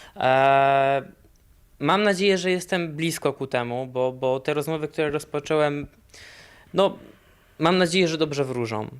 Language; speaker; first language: Polish; native; Polish